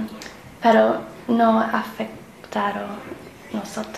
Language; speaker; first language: Spanish; non-native, learner; English